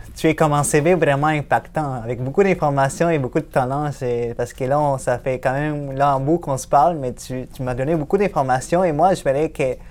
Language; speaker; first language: French; native; French